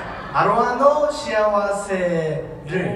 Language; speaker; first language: Japanese; non-native, learner; Korean